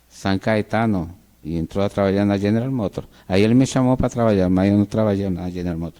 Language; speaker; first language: Portuguese; non-native, fluent; Spanish